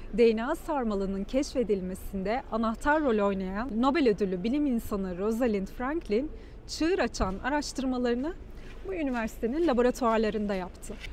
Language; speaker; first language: Turkish; native; Turkish